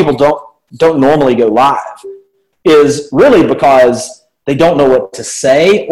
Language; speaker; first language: English; native; English